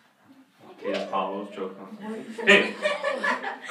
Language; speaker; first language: Spanish; non-native, fluent; English